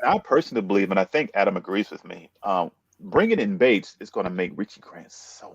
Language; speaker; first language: English; native; English